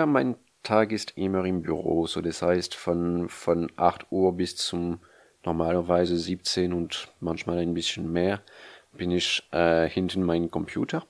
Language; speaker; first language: German; non-native, fluent; French